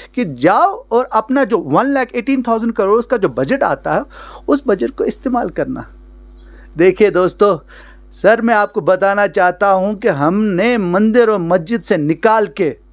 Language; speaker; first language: Hindi; non-native, local second language; Kashmiri